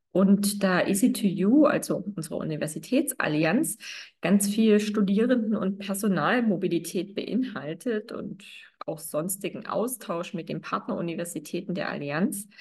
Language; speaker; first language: German; native; German